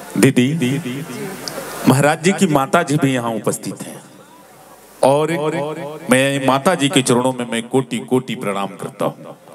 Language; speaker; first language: Hindi; native; Hindi